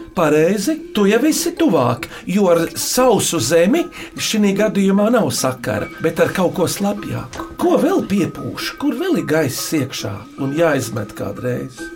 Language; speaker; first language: Latvian; native; Latvian